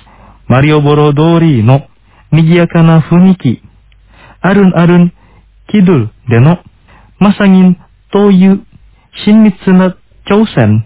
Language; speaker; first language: Japanese; non-native, fluent; Indonesian